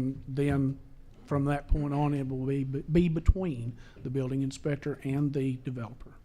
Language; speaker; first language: English; native; English